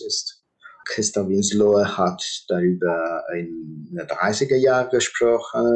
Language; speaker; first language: German; non-native, fluent; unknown